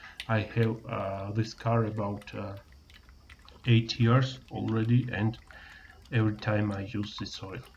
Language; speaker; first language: English; non-native, learner; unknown